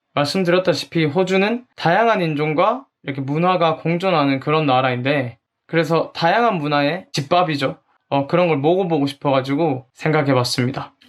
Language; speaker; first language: Korean; native; Korean